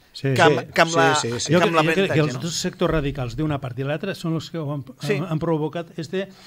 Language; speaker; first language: Catalan; native; Catalan